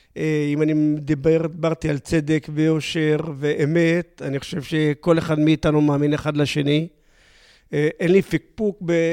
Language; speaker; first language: Hebrew; native; Hebrew